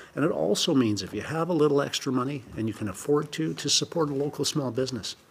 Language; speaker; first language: English; native; English